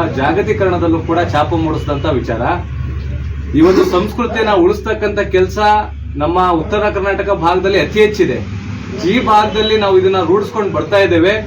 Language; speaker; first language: Kannada; non-native, local second language; Lambadi